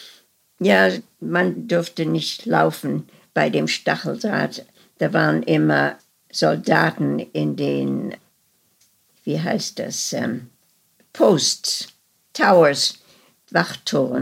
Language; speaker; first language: German; early bilingual, heritage; German